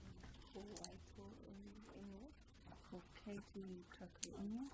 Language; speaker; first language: Māori; non-native, learner; English